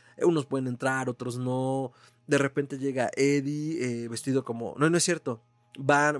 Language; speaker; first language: Spanish; native; Spanish